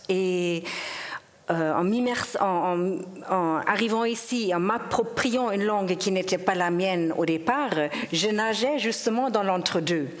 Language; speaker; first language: French; non-native, fluent; German